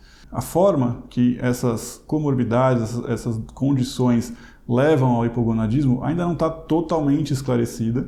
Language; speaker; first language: Portuguese; native; Portuguese